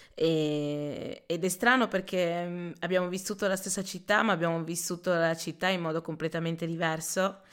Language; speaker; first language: Italian; early bilingual, other home language; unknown